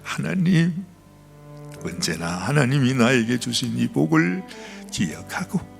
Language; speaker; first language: Korean; native; Korean